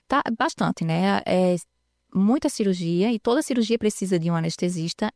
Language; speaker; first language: Portuguese; native; Portuguese